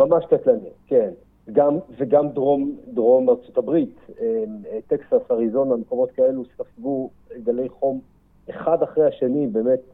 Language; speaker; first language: Hebrew; native; Hebrew